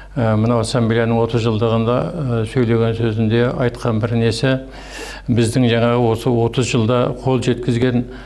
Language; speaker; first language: Kazakh; non-native, local second language; Turkish